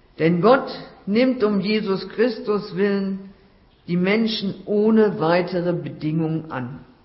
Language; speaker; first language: German; native; German